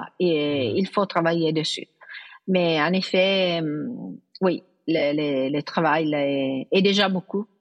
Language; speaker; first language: French; non-native, fluent; Italian